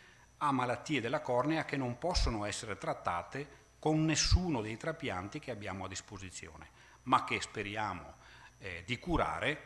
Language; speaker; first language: Italian; native; Italian